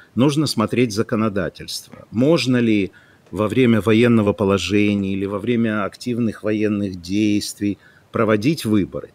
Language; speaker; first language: Russian; non-native, local second language; Ukrainian